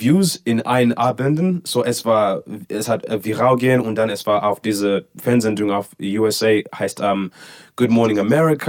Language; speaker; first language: German; non-native, learner; English